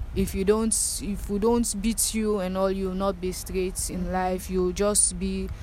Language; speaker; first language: English; non-native, local second language; Krio